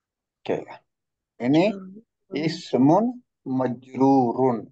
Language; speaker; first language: Arabic; non-native, fluent; Malay